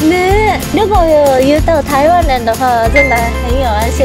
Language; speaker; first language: Chinese; non-native, fluent; Japanese